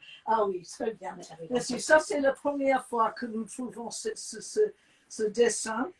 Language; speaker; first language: French; non-native, fluent; English